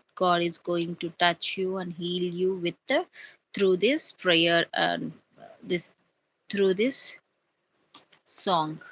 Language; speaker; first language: English; non-native, local second language; Telugu